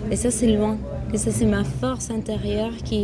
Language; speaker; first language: French; non-native, fluent; Spanish